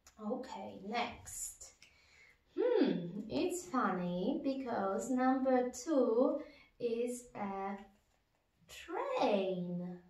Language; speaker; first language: English; non-native, fluent; Polish